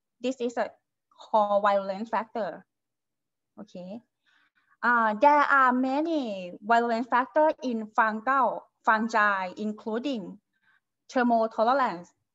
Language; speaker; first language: English; non-native, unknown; Thai